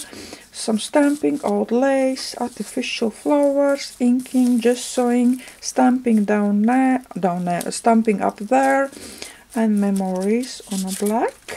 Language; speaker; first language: English; non-native, fluent; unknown